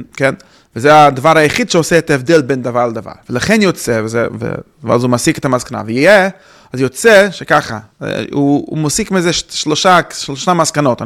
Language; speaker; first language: Hebrew; non-native, fluent; English